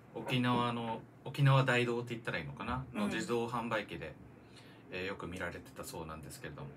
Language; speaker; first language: Japanese; native; Japanese